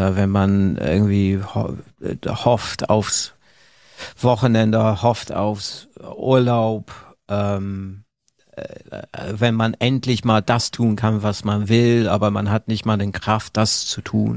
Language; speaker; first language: German; non-native, fluent; English